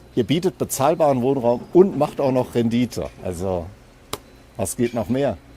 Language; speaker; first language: German; native; German